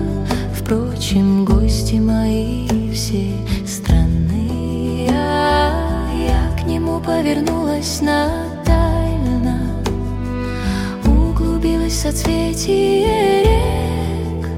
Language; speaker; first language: Russian; native; Russian